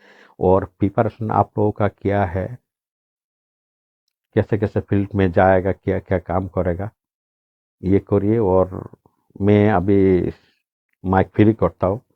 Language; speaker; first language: Hindi; non-native, local second language; Bangla